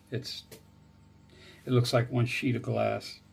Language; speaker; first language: English; native; English